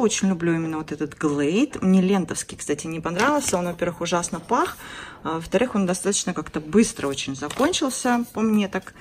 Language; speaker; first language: Russian; native; Russian